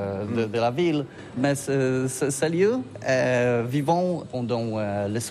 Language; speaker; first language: French; non-native, learner; Polish